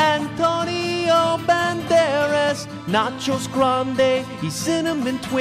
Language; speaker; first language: Spanish; non-native, learner; English